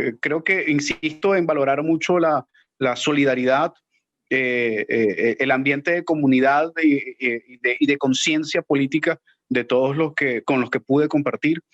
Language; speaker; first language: Spanish; native; Spanish